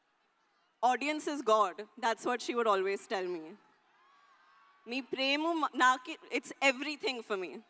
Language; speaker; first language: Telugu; non-native, learner; Hindi